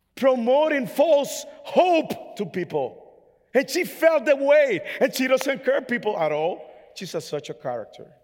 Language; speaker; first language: English; non-native, fluent; Spanish